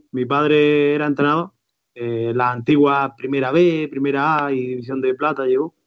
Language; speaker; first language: Spanish; native; Spanish